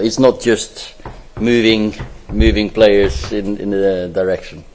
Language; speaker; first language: English; non-native, fluent; Norwegian